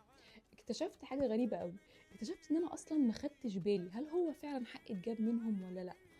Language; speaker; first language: Arabic; native; Arabic